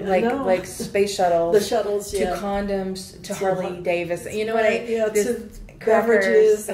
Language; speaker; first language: English; native; English